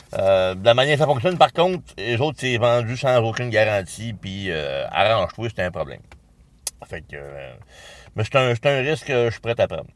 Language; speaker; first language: French; native; French